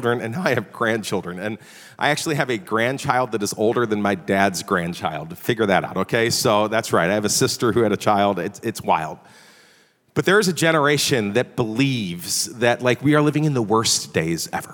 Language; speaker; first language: English; native; English